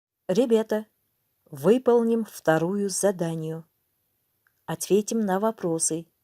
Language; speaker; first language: Russian; non-native, local second language; Kyrgyz